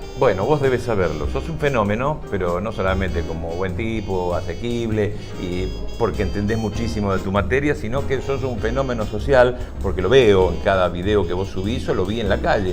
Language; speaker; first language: Spanish; native; Spanish